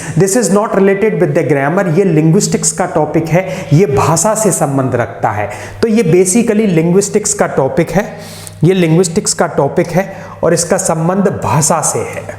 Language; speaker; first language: Hindi; native; Hindi